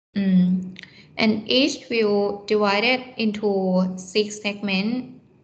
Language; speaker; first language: English; non-native, fluent; Thai